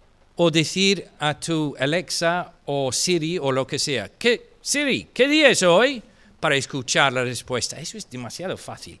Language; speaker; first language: Spanish; non-native, fluent; English